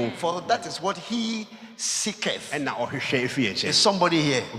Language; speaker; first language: English; non-native, local second language; Ga